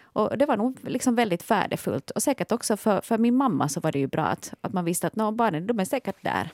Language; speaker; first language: Swedish; native; Swedish